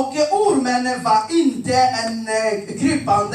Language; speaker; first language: Swedish; non-native, fluent; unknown